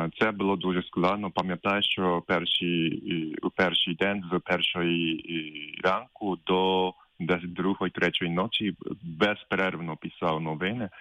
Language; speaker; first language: Ukrainian; non-native, fluent; Japanese